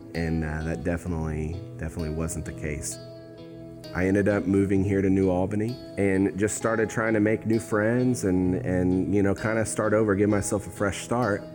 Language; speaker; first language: English; native; English